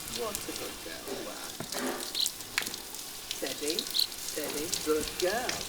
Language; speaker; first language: English; native; English